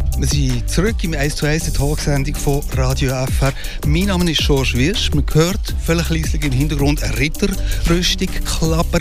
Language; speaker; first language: German; native; German